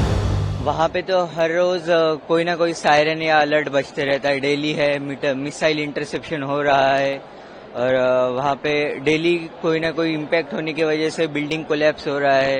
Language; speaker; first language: Hindi; native; Hindi